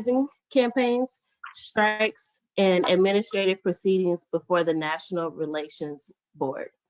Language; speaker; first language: English; native; English